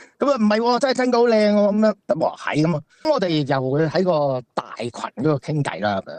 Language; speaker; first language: Cantonese; native; Cantonese